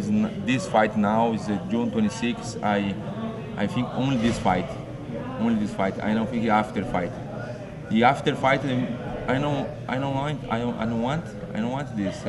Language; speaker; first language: English; non-native, learner; Portuguese